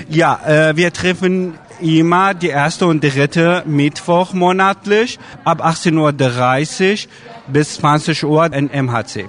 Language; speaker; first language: German; non-native, learner; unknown